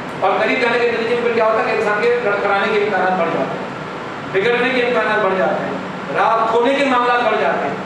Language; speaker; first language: Urdu; non-native, local second language; Sindhi